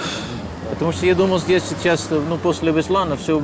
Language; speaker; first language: Russian; non-native, fluent; Dutch